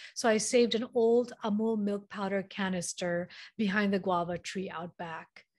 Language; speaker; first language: English; non-native, local second language; Manipuri